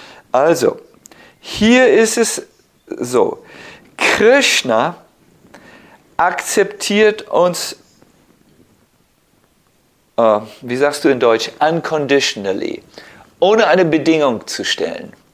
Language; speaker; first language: German; native; German